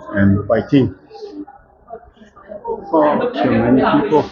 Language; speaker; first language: English; non-native, learner; Korean